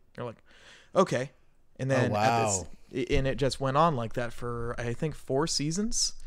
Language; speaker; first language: English; native; English